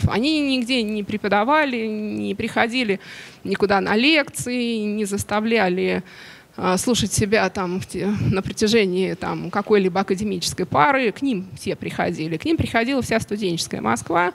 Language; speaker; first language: Russian; native; Russian